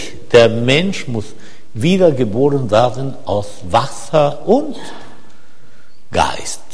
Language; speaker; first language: German; non-native, fluent; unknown